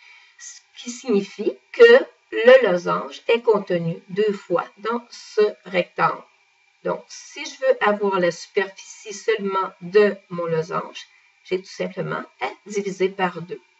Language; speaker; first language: French; native; French